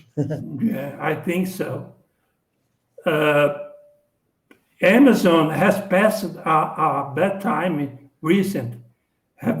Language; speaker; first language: English; non-native, learner; Portuguese